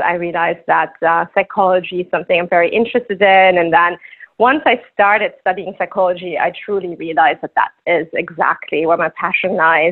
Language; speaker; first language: English; non-native, fluent; Luxembourgish